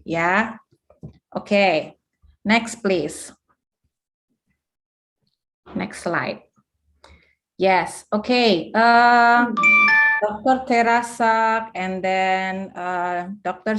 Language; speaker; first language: English; non-native, fluent; Indonesian